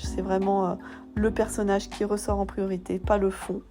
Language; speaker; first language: French; native; French